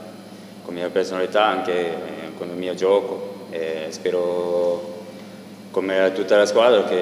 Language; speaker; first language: Italian; non-native, fluent; Croatian